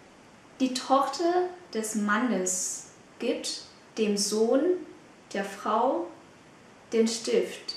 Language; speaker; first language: German; non-native, fluent; Vietnamese